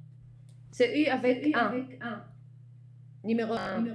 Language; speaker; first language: French; non-native, fluent; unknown